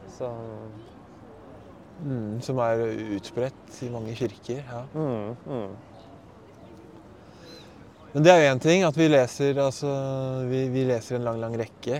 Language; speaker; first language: Norwegian; native; Norwegian